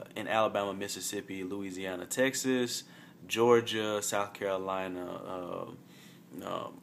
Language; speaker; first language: English; native; English